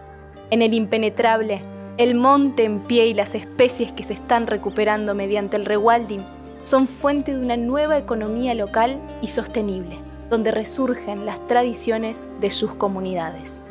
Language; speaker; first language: Spanish; native; Spanish